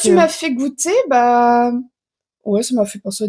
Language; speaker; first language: French; native; French